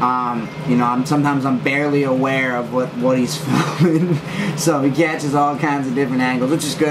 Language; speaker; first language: English; native; English